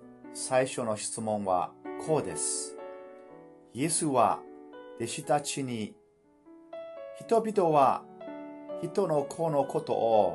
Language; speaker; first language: Japanese; non-native, fluent; Burmese